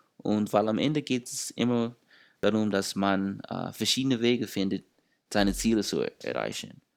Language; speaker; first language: German; non-native, fluent; English